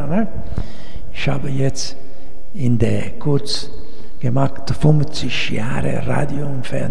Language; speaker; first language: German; non-native, learner; Italian